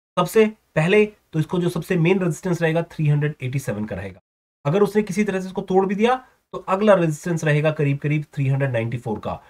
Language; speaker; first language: Hindi; native; Hindi